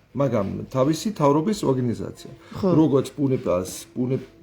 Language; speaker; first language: Georgian; non-native, learner; German